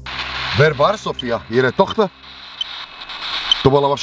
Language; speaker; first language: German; non-native, learner; Slovak